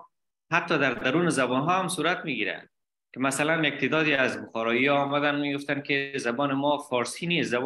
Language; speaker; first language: Persian; native; Persian